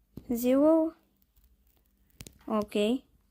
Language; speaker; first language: English; non-native, learner; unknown